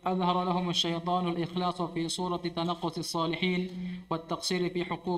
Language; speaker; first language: Arabic; non-native, learner; Indonesian